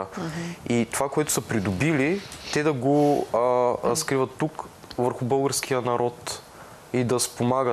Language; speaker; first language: Bulgarian; native; Bulgarian